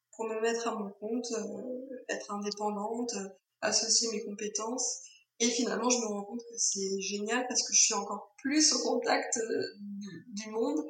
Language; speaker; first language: French; native; French